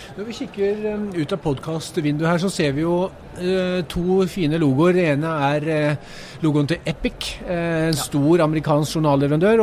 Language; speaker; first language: Norwegian; native; Norwegian